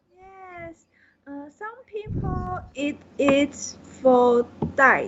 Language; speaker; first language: English; non-native, learner; Chinese